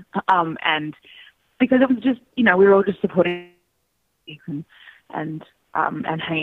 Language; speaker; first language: English; native; English